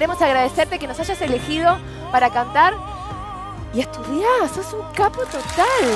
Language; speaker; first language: Spanish; native; Spanish